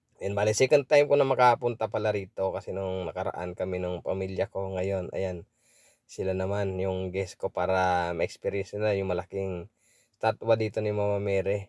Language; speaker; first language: Filipino; native; Filipino